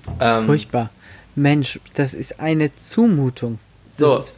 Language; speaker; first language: German; native; German